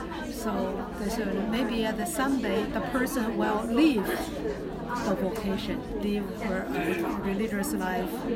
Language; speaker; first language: English; non-native, fluent; Chinese